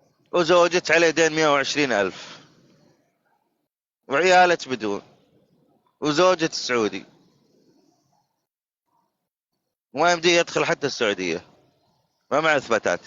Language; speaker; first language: Arabic; native; Arabic